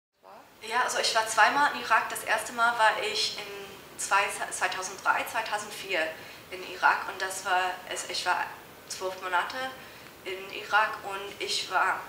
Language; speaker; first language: German; non-native, fluent; English